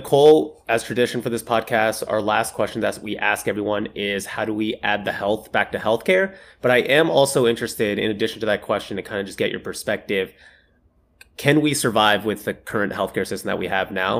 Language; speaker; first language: English; native; English